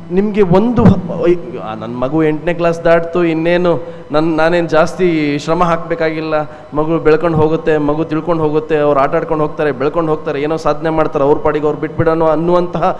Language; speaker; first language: Kannada; native; Kannada